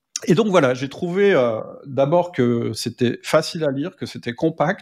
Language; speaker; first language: French; native; French